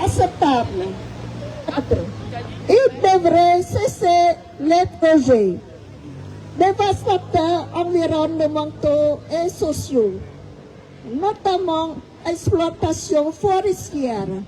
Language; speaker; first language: French; non-native, fluent; Khmer